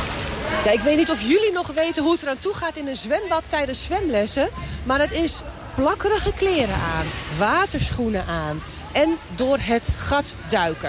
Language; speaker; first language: Dutch; native; Dutch